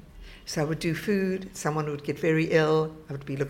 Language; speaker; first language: English; native; English